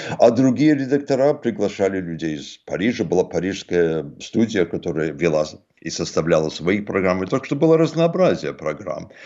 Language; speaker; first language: Russian; early bilingual, heritage; Russian